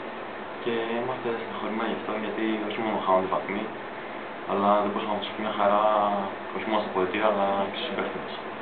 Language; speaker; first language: Greek; native; Greek